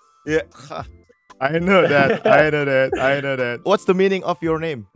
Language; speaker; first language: English; non-native, fluent; Indonesian